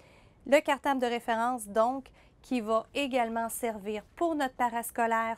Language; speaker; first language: French; native; French